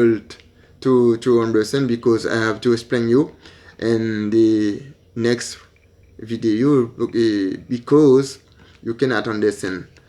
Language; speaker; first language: English; non-native, learner; Haitian Creole